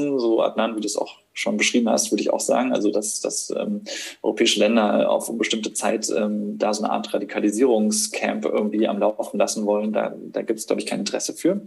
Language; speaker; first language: German; native; German